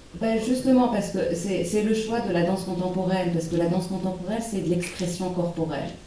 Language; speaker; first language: French; non-native, local second language; Arabic